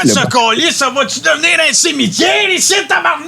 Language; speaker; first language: French; native; French